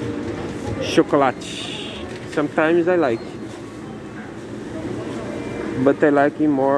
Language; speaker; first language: English; non-native, learner; Portuguese